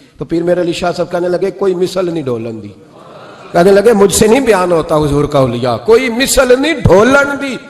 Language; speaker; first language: Urdu; non-native, local second language; Punjabi